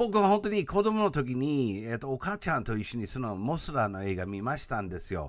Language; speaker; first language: Japanese; non-native, fluent; English